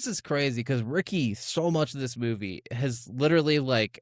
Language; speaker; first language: English; native; English